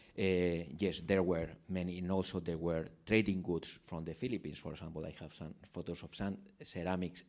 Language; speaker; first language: English; non-native, fluent; Spanish